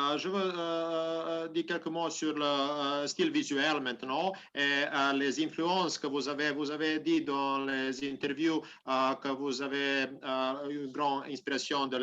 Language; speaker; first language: French; non-native, learner; Serbian